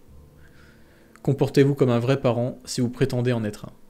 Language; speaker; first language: French; native; French